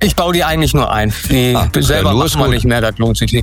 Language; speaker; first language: German; native; German